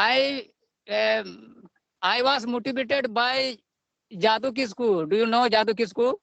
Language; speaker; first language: English; non-native, learner; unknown